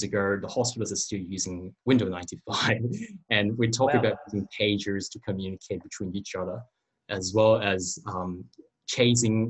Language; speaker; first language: English; non-native, local second language; Cantonese